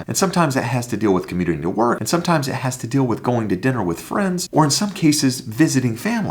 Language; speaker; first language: English; native; English